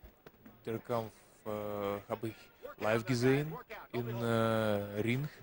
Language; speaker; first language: German; non-native, learner; Russian